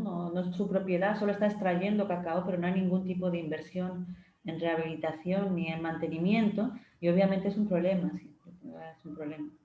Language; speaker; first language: Spanish; native; Spanish